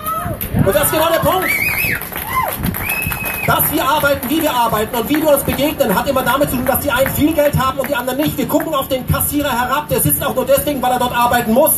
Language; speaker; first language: German; native; German